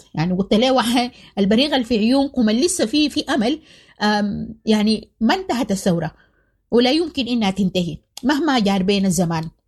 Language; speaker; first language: Arabic; native; Arabic